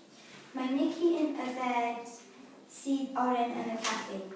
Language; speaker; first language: Welsh; non-native, learner; English